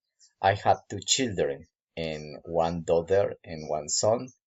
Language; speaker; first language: English; non-native, learner; Spanish